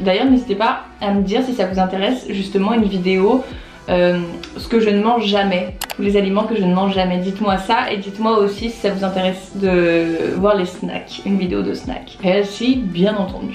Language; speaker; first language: French; native; French